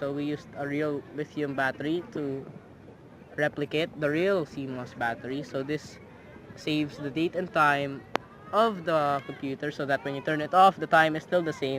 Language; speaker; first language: English; non-native, fluent; Filipino